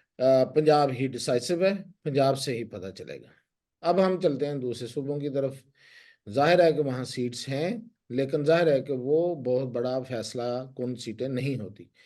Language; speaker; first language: Urdu; non-native, local second language; Punjabi